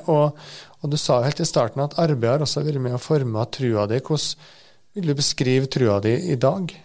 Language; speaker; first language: Norwegian; native; Norwegian